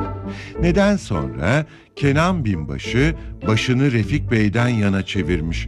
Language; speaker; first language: Turkish; native; Turkish